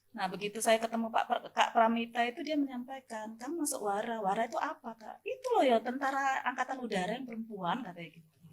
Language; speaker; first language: Indonesian; native; Indonesian